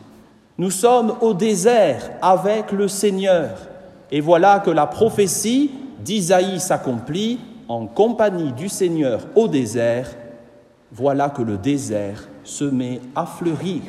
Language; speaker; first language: French; native; French